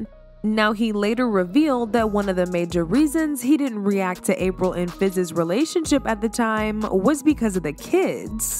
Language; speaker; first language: English; native; English